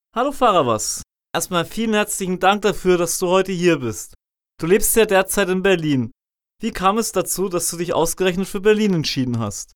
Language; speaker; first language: German; native; German